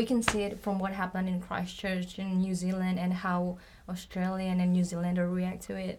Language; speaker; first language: English; non-native, learner; Indonesian